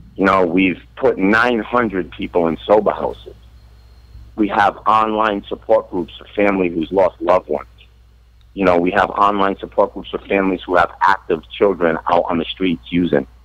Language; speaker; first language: English; native; English